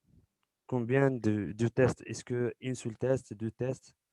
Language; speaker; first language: French; non-native, local second language; Arabic